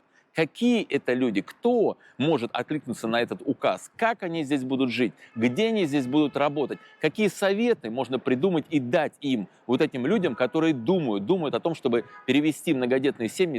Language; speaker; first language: Russian; native; Russian